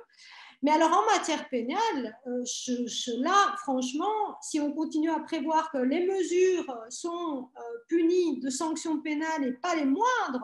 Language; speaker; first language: French; native; French